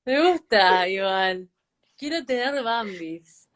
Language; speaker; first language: Spanish; native; Spanish